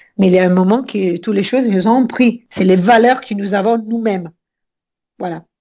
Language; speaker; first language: French; non-native, fluent; Italian